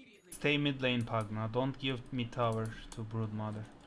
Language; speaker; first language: English; non-native, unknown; Turkish